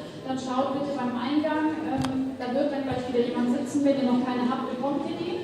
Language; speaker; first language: German; native; German